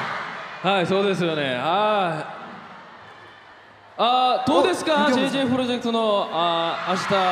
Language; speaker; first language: Japanese; non-native, learner; Korean